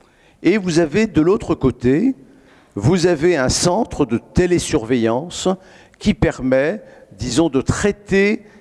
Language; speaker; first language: French; native; French